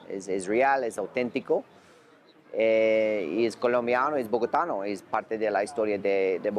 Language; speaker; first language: Spanish; non-native, learner; English